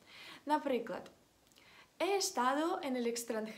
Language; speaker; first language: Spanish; non-native, fluent; Ukrainian